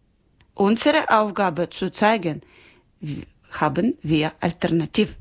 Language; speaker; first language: German; non-native, learner; Ukrainian